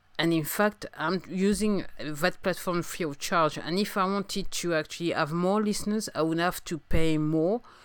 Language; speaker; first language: English; non-native, fluent; French